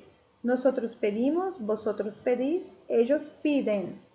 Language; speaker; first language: Spanish; non-native, fluent; Portuguese